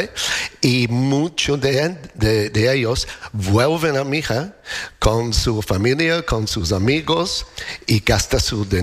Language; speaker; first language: Spanish; non-native, learner; English